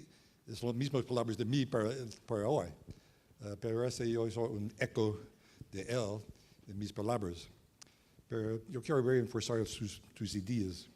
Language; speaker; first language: Spanish; non-native, learner; English